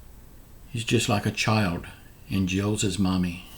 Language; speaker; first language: English; native; English